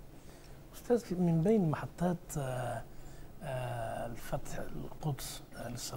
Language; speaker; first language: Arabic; non-native, fluent; Turkish